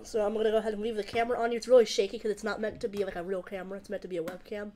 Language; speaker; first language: English; native; English